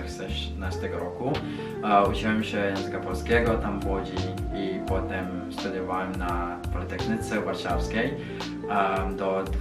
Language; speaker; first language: Polish; non-native, learner; Indonesian